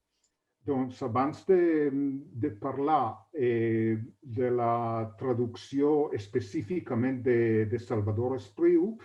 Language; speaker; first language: Catalan; non-native, fluent; Hebrew